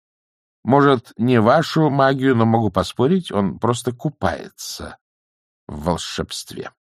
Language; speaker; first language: Russian; native; Russian